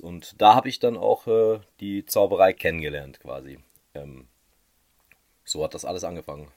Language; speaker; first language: German; native; German